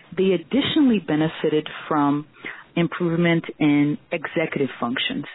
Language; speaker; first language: English; non-native, fluent; Portuguese